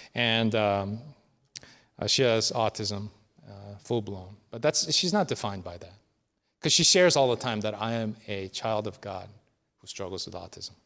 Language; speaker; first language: English; early bilingual, other home language; Korean